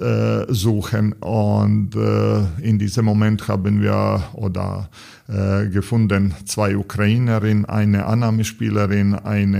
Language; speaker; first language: German; non-native, learner; Serbian